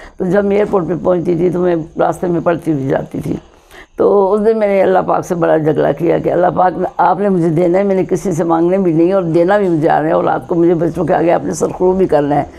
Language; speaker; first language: Urdu; non-native, local second language; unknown